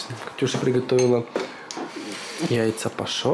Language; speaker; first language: Russian; native; Russian